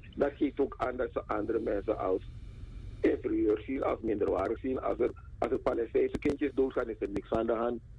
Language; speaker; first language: Dutch; native; Dutch